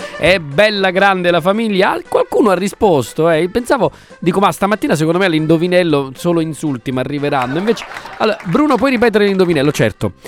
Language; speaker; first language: Italian; native; Italian